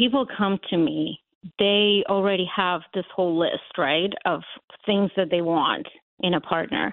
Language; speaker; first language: English; non-native, fluent; Latvian